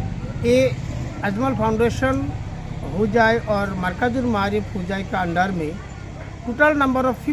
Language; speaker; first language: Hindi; non-native, local second language; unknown